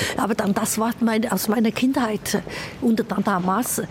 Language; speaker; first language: German; non-native, fluent; Chinese